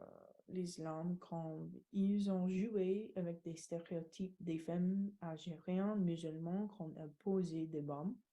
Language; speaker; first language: French; non-native, learner; English